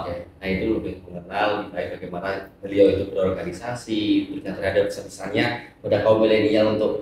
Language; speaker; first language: Indonesian; native; Indonesian